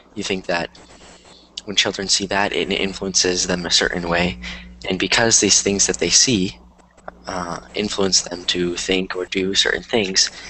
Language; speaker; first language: English; native; English